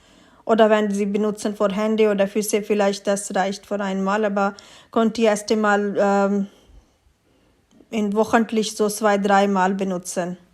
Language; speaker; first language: German; non-native, learner; Urdu